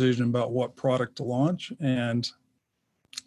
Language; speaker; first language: English; native; English